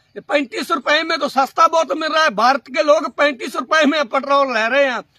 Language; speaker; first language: Hindi; non-native, local second language; Punjabi